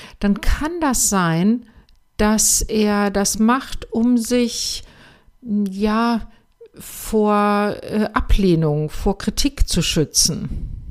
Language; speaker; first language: German; native; German